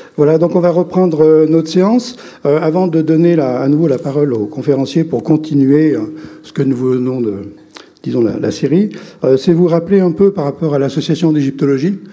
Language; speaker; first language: French; native; French